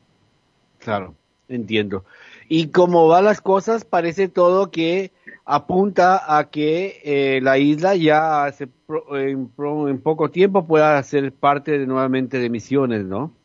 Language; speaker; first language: Spanish; native; Spanish